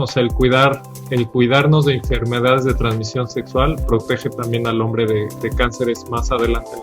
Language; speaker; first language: Spanish; native; Spanish